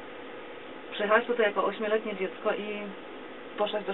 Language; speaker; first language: Polish; native; Polish